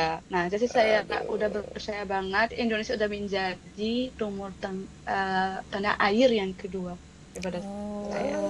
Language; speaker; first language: Indonesian; non-native, fluent; Arabic